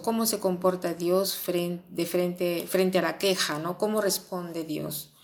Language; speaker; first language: Spanish; non-native, fluent; Italian